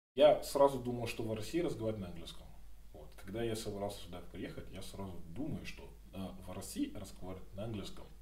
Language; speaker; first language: Russian; non-native, learner; Yoruba